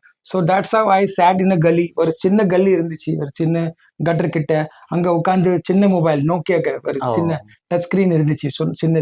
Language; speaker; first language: Tamil; early bilingual, heritage; Tamil